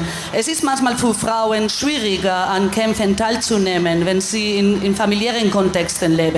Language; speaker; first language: German; non-native, fluent; Spanish